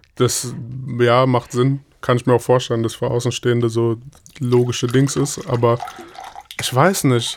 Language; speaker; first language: German; native; German